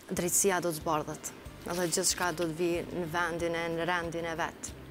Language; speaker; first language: Albanian; native; Albanian